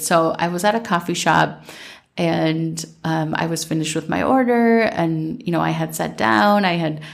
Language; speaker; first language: English; early bilingual, other home language; Spanish